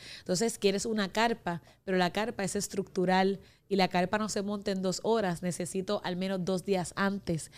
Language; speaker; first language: Spanish; native; Spanish